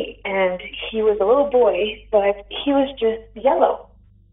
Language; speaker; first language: English; non-native, fluent; French